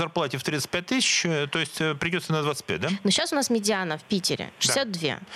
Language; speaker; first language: Russian; native; Russian